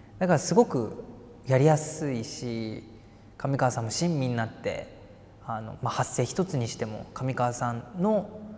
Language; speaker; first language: Japanese; native; Japanese